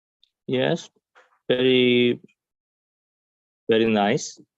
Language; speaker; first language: English; non-native, learner; Korean